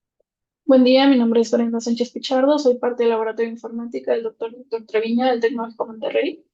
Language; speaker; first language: Spanish; native; Spanish